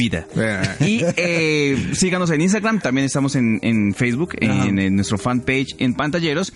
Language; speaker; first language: Spanish; native; Spanish